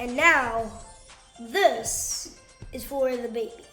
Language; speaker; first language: English; native; English